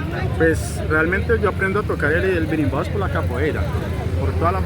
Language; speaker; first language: Spanish; native; Spanish